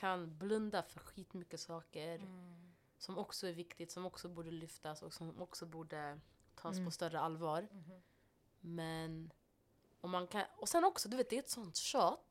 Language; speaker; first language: Swedish; non-native, local second language; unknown